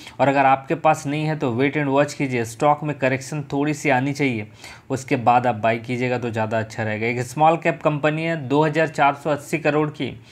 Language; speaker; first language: Hindi; native; Hindi